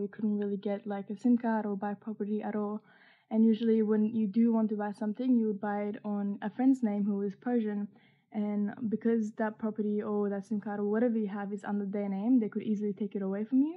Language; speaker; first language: English; early bilingual, other home language; Persian